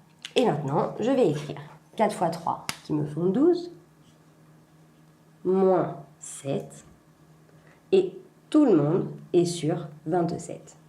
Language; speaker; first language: French; native; French